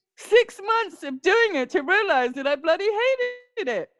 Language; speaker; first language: English; native; English